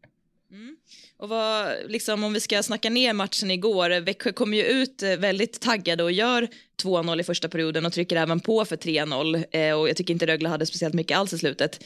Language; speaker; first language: Swedish; native; Swedish